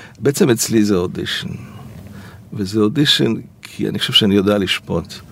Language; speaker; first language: Hebrew; early bilingual, other home language; Polish